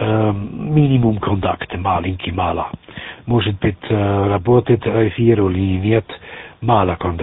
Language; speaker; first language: Russian; non-native, learner; German